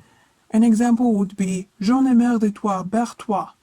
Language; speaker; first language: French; non-native, fluent; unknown